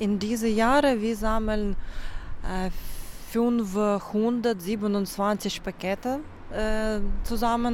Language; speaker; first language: German; non-native, learner; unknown